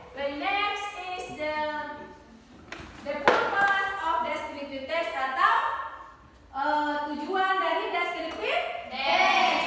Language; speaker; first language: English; non-native, learner; Indonesian